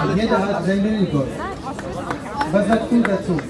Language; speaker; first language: German; non-native, learner; Arabic